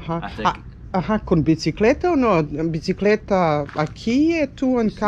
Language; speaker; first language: Spanish; non-native, learner; Serbian